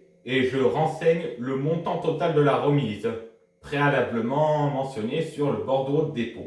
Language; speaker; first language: French; native; French